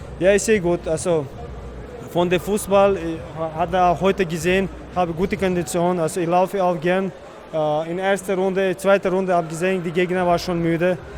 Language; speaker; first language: German; non-native, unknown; Czech